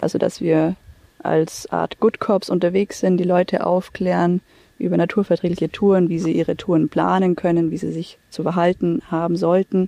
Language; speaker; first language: German; native; German